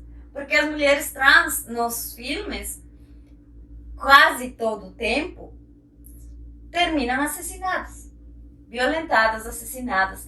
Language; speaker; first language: Portuguese; non-native, fluent; Spanish